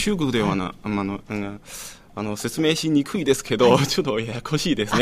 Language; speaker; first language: Japanese; non-native, learner; Chinese